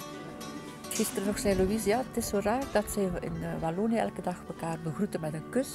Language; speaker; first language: Dutch; native; Dutch